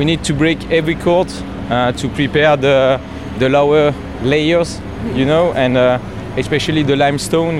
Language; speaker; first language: English; non-native, learner; French